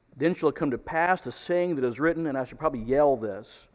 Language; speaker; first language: English; native; English